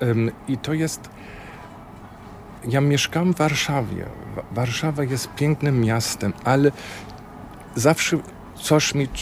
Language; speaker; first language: Polish; non-native, fluent; German